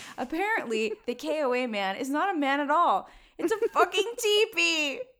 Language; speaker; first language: English; early bilingual, other home language; Spanish